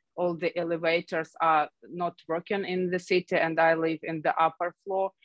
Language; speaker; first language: English; non-native, fluent; Ukrainian